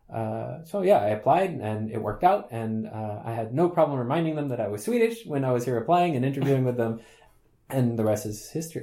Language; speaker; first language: English; native; English